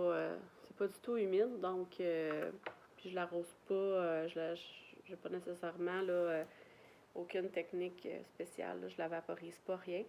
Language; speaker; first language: French; native; French